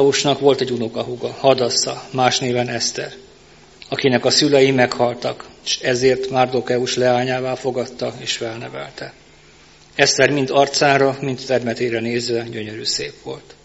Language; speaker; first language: Hungarian; native; Hungarian